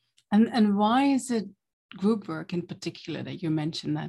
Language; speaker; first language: English; non-native, fluent; Dutch